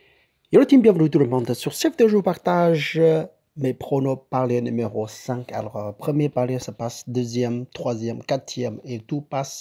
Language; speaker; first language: French; non-native, learner; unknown